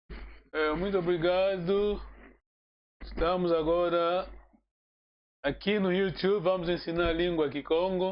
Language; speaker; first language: Portuguese; non-native, local second language; Kongo